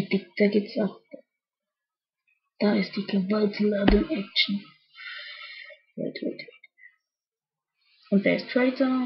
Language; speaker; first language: German; native; German